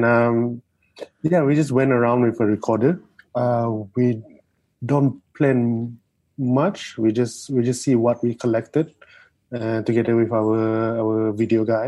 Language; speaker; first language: English; non-native, local second language; Malay